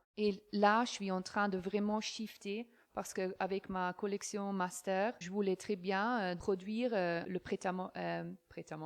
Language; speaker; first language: French; non-native, fluent; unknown